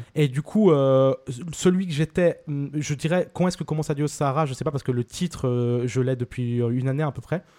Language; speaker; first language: French; early bilingual, other home language; Spanish